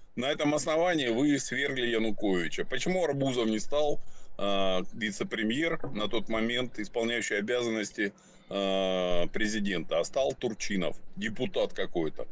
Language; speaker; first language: Ukrainian; non-native, local second language; Russian